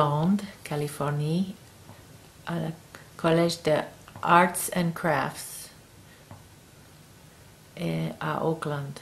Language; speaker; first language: French; non-native, learner; English